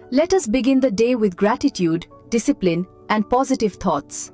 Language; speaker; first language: English; non-native, local second language; Bangla